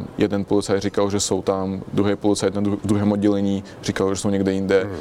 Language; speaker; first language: Czech; non-native, fluent; Russian